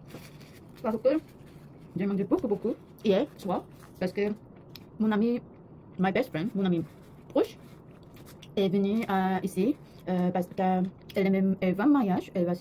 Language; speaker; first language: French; non-native, learner; Korean